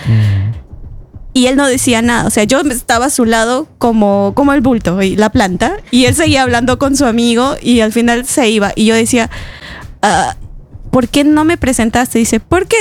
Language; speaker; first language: Spanish; native; Spanish